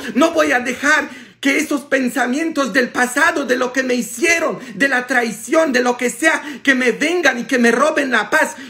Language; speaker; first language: Spanish; non-native, fluent; Polish